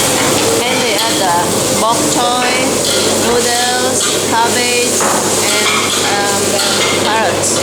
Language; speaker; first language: English; non-native, fluent; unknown